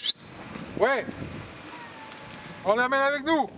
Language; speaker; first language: French; native; French